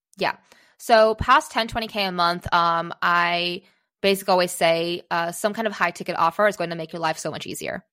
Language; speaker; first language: English; early bilingual, other home language; Czech